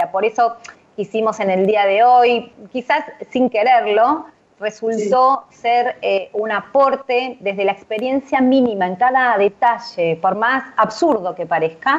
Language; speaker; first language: Spanish; native; Spanish